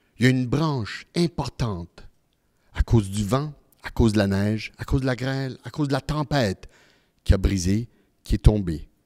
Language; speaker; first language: French; early bilingual, other home language; Italian